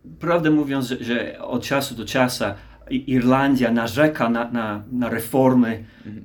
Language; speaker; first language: Polish; non-native, learner; English